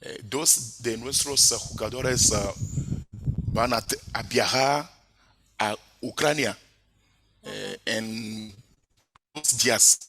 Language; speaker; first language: Spanish; non-native, fluent; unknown